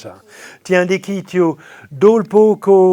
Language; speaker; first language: Nepali; non-native, fluent; French